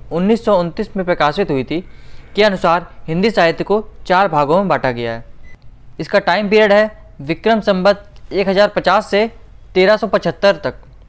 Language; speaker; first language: Hindi; native; Hindi